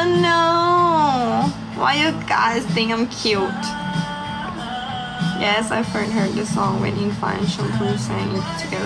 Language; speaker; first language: English; non-native, learner; Thai